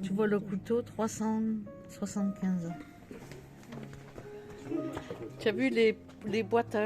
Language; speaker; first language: French; native; French